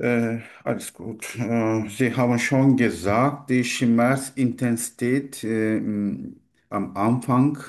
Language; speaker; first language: German; non-native, learner; Turkish